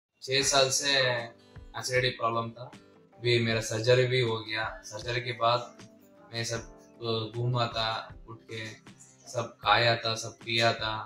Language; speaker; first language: Hindi; non-native, local second language; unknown